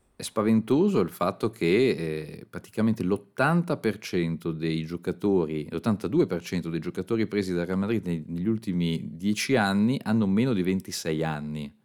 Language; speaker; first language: Italian; native; Italian